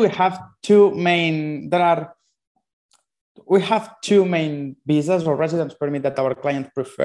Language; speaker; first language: English; non-native, fluent; Spanish